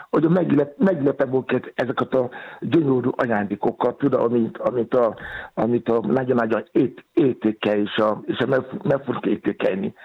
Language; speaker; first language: Hungarian; non-native, fluent; Yoruba